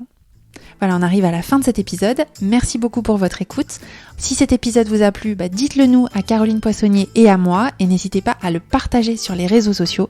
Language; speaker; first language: French; native; French